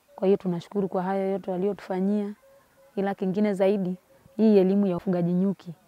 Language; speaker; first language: Swahili; non-native, local second language; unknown